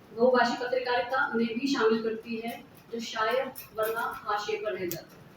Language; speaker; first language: Hindi; native; Hindi